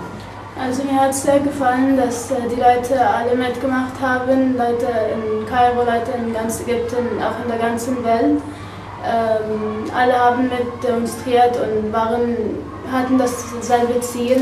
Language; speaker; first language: German; non-native, fluent; Arabic